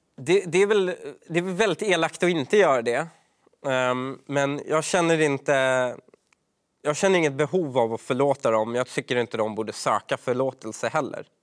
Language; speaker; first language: Swedish; early bilingual, other home language; Persian